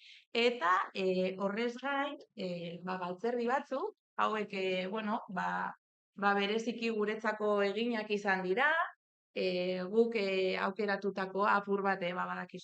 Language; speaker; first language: Basque; native; Basque